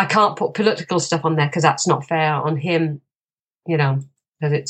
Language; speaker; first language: English; native; English